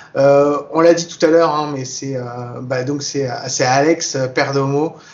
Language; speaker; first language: French; native; French